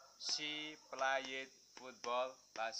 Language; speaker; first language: English; non-native, fluent; Indonesian